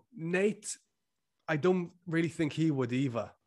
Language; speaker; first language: English; native; English